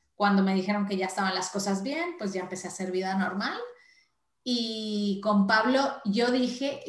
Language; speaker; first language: Spanish; native; Spanish